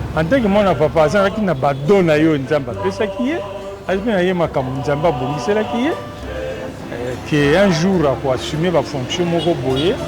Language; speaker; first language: Lingala; non-native, local second language; Kongo